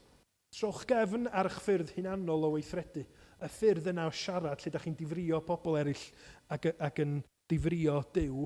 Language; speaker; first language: Welsh; native; Welsh